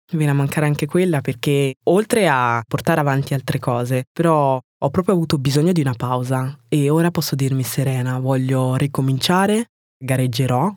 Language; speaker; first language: Italian; early bilingual, other home language; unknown